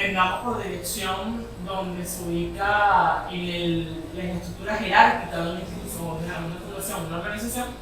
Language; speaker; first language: Spanish; native; Spanish